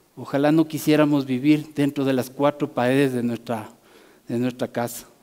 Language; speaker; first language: Spanish; native; Spanish